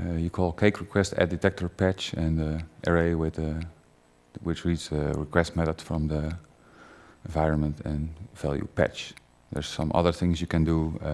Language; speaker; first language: English; non-native, fluent; Dutch